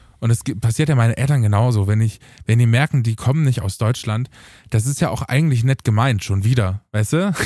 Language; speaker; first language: German; early bilingual, other home language; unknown